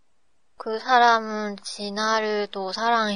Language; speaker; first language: Korean; non-native, learner; Japanese